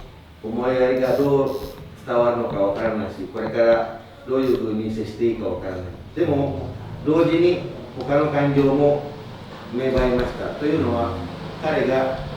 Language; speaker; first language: Japanese; non-native, fluent; Indonesian